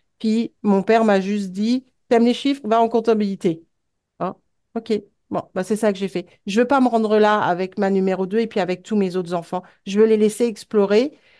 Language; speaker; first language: French; native; French